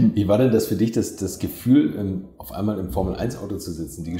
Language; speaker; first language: German; native; German